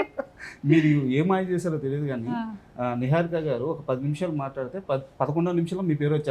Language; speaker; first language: Telugu; native; Telugu